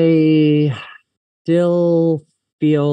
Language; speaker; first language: English; native; English